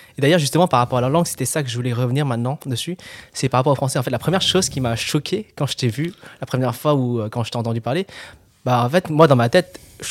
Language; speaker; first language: French; native; French